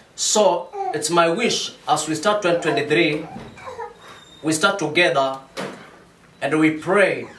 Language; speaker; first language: English; non-native, local second language; Swahili